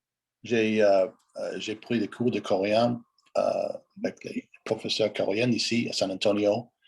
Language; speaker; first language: French; non-native, fluent; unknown